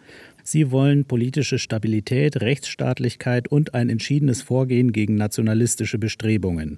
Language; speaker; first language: German; native; German